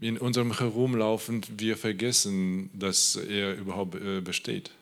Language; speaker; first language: German; non-native, learner; Polish